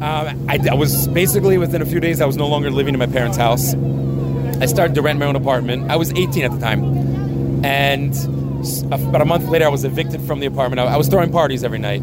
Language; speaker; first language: English; native; English